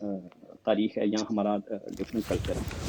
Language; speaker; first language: Urdu; native; Urdu